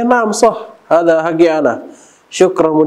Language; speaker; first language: Arabic; non-native, learner; Indonesian